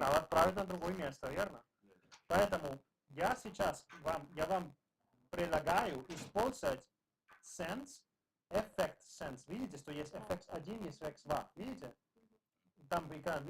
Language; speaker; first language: Russian; non-native, learner; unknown